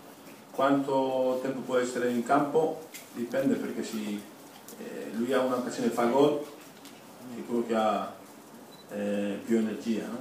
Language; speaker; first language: Italian; non-native, fluent; Spanish